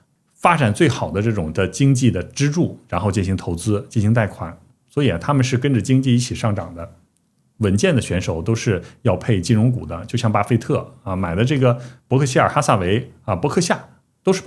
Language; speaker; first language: Chinese; native; Chinese